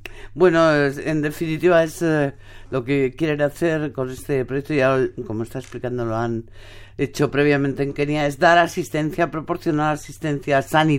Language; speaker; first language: Spanish; native; Spanish